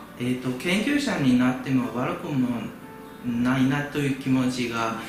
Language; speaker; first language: Japanese; non-native, fluent; Chinese